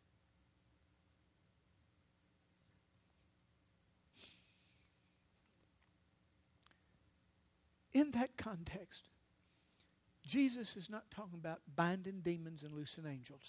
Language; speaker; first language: English; native; English